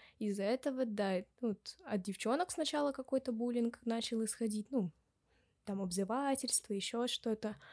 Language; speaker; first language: Russian; native; Russian